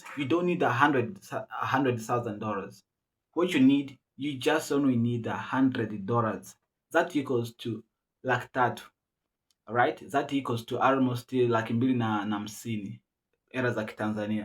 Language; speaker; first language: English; non-native, local second language; Swahili